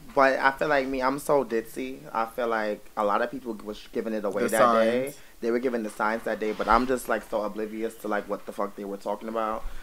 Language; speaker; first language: English; native; English